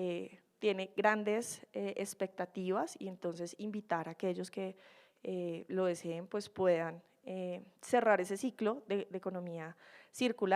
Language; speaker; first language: Spanish; native; Spanish